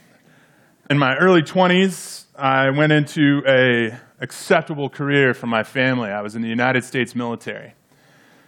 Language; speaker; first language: English; native; English